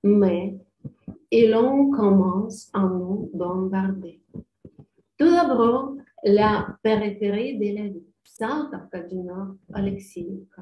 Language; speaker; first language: French; non-native, learner; Ukrainian